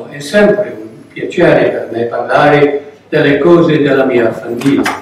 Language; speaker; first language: Italian; non-native, learner; English